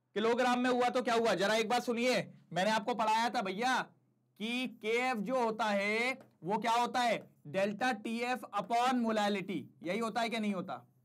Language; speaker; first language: Hindi; native; Hindi